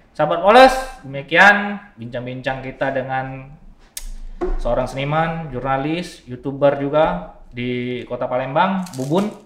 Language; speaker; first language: Indonesian; native; Indonesian